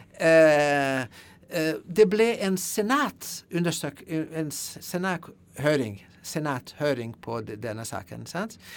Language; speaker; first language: Norwegian; non-native, fluent; French